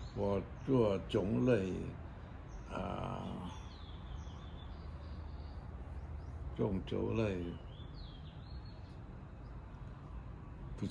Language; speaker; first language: Chinese; non-native, learner; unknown